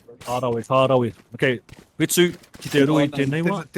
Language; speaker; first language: Māori; non-native, local second language; English